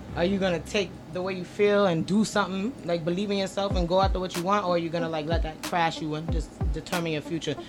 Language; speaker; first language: English; native; English